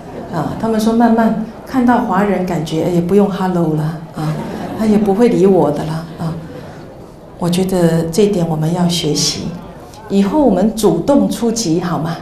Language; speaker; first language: Chinese; native; Chinese